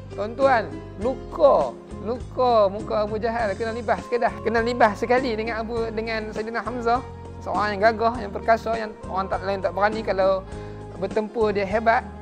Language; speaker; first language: Malay; native; Malay